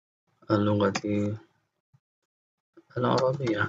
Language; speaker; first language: Arabic; non-native, fluent; English